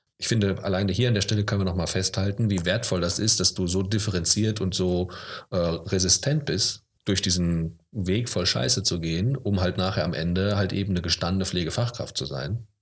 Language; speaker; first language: German; native; German